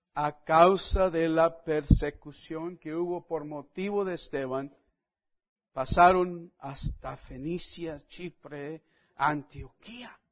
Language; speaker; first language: Spanish; non-native, fluent; English